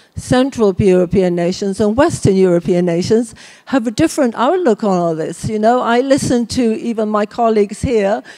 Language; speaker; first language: English; native; English